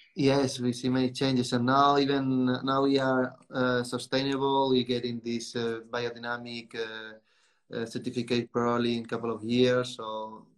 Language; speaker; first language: English; non-native, learner; Spanish